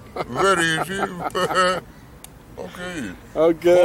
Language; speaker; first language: English; non-native, learner; Romany